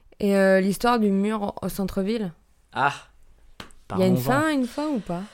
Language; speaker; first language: French; native; French